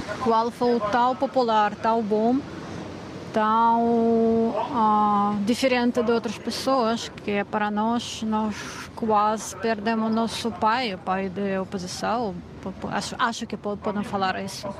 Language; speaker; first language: Portuguese; non-native, learner; Russian